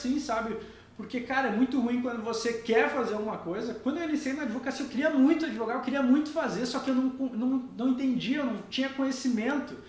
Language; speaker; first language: Portuguese; native; Portuguese